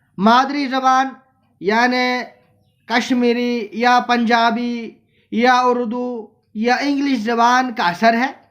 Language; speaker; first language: Urdu; non-native, local second language; Kashmiri